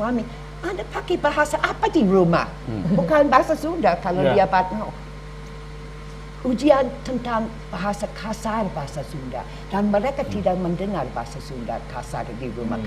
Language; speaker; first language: Indonesian; non-native, learner; English